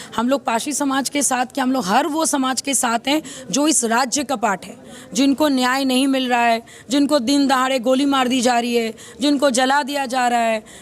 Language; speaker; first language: Hindi; native; Hindi